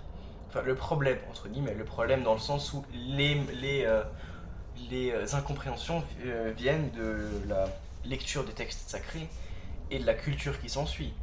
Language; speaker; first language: French; native; French